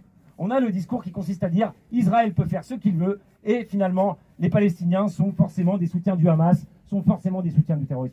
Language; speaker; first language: French; native; French